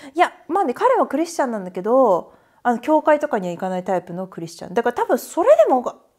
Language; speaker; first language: Japanese; native; Japanese